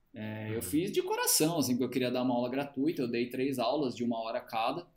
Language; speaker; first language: Portuguese; native; Portuguese